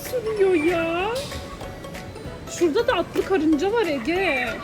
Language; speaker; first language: Turkish; native; Turkish